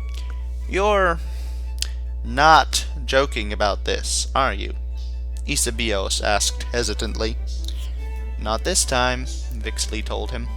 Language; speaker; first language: English; native; English